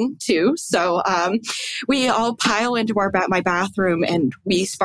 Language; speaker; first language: English; native; English